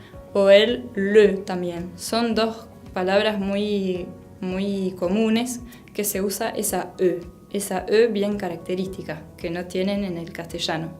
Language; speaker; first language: Spanish; non-native, fluent; French